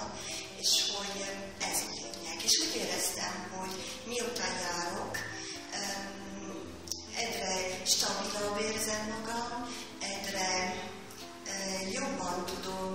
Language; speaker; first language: Hungarian; non-native, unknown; French